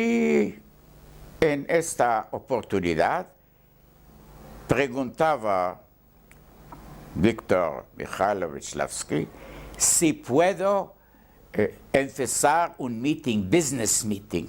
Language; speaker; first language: Spanish; non-native, learner; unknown